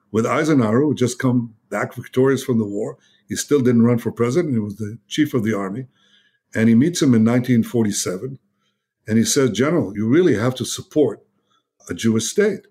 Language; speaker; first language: English; non-native, fluent; Hebrew